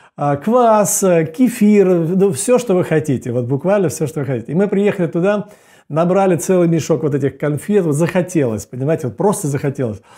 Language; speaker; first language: Russian; native; Russian